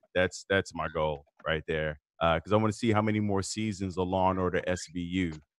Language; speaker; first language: English; native; English